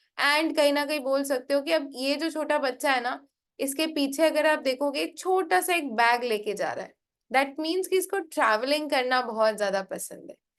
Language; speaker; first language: Hindi; non-native, local second language; Bangla